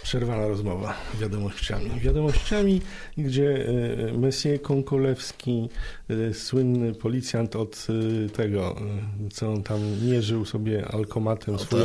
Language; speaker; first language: Polish; native; Polish